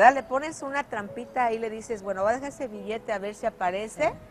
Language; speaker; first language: Spanish; native; Spanish